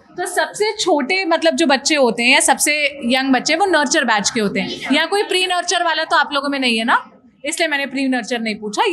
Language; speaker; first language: Hindi; native; Hindi